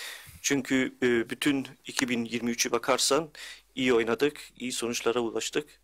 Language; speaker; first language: Turkish; early bilingual, heritage; Turkish